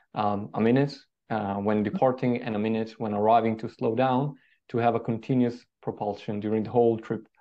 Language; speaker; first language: English; non-native, fluent; Italian